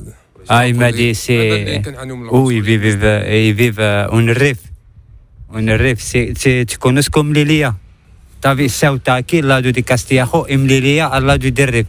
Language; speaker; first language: Spanish; non-native, learner; Arabic